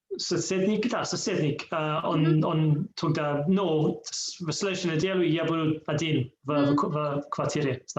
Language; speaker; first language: Russian; non-native, learner; English